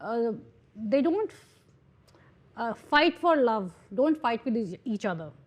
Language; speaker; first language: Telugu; non-native, fluent; Hindi